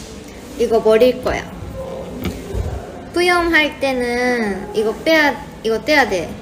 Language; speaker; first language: Korean; non-native, fluent; Japanese